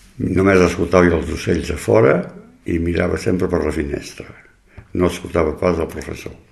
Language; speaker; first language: Catalan; non-native, local second language; French